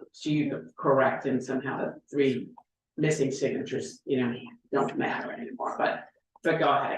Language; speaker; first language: English; native; English